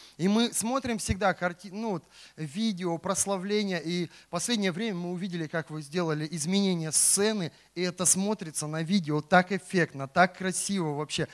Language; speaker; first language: Russian; native; Russian